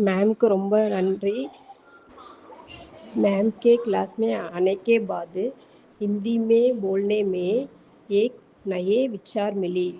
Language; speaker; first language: Hindi; non-native, local second language; Tamil